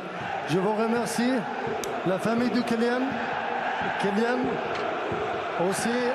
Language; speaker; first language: French; non-native, learner; Arabic